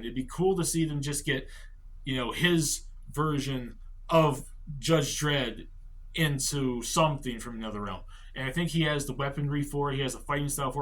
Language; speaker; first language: English; native; English